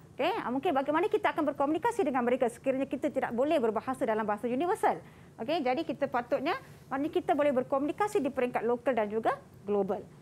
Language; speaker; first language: Malay; non-native, local second language; Tamil